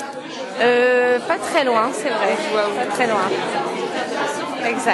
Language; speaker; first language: French; native; French